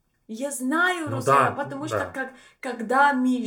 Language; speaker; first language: Russian; non-native, learner; English